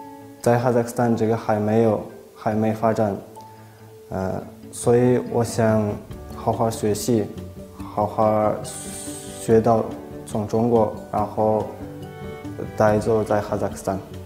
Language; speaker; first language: Chinese; non-native, learner; Kazakh